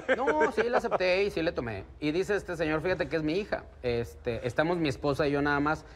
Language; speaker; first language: Spanish; native; Spanish